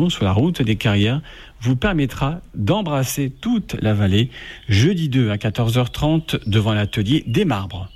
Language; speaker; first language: French; native; French